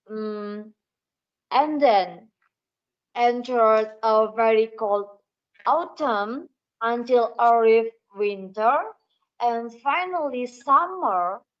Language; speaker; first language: English; non-native, learner; Indonesian